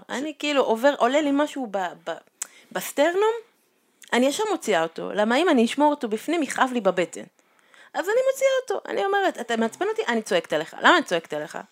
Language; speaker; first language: Hebrew; native; Hebrew